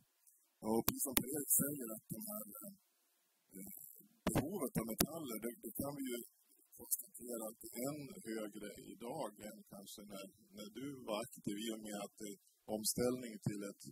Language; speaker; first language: Swedish; native; Swedish